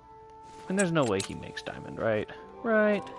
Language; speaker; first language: English; native; English